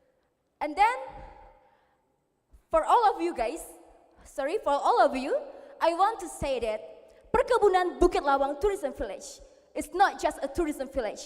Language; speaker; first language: English; non-native, learner; Indonesian